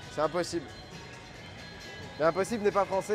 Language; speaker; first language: French; native; French